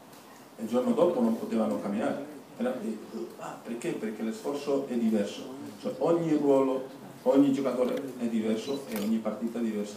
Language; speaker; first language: Italian; non-native, fluent; Spanish